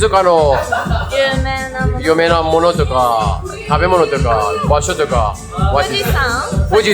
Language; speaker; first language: Japanese; non-native, learner; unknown